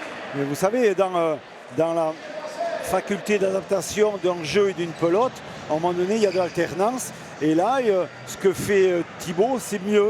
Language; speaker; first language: French; native; French